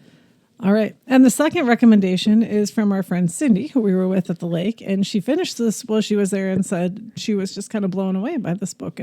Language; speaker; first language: English; native; English